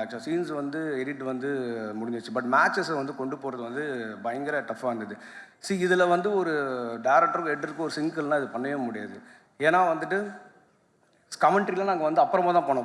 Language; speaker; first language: Tamil; native; Tamil